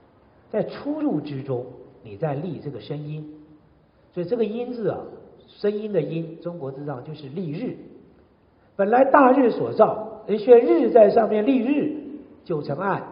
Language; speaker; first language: Chinese; native; Chinese